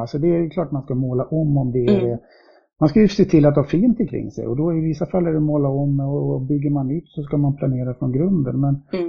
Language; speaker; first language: Swedish; native; Swedish